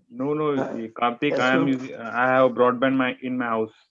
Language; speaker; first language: English; non-native, learner; Marathi